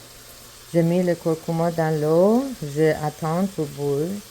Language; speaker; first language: French; non-native, learner; Persian